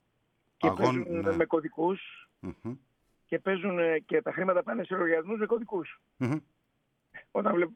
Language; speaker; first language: Greek; native; Greek